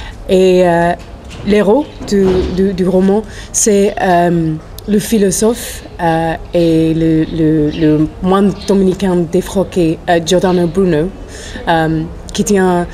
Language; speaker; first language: French; non-native, fluent; English